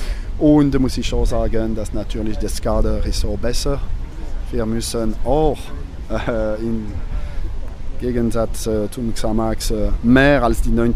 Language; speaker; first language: German; non-native, fluent; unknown